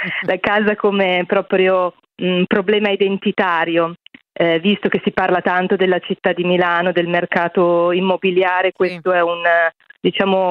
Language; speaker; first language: Italian; native; Italian